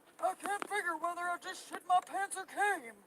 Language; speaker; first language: English; native; English